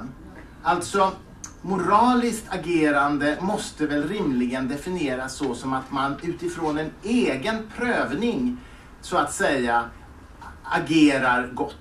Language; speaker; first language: Swedish; native; Swedish